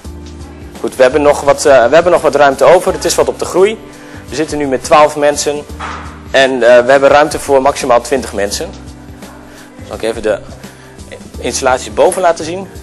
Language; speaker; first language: Dutch; native; Dutch